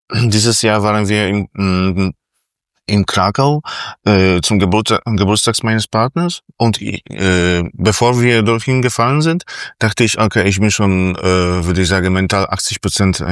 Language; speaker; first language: German; non-native, fluent; Polish